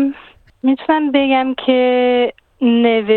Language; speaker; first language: Persian; non-native, fluent; French